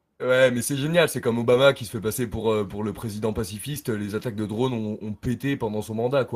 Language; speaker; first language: French; native; French